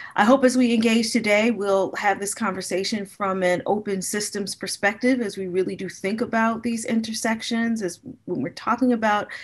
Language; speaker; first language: English; native; English